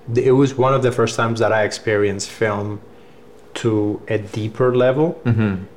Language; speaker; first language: English; non-native, fluent; Spanish